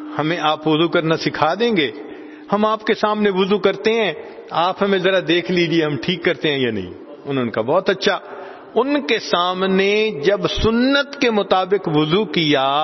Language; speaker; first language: Urdu; non-native, local second language; Punjabi